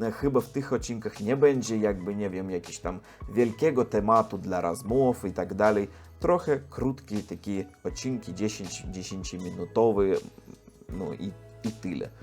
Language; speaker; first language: Polish; non-native, learner; Russian